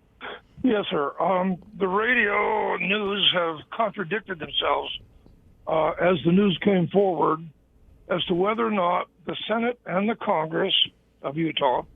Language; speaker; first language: English; native; English